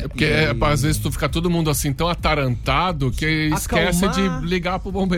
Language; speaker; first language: Portuguese; native; Portuguese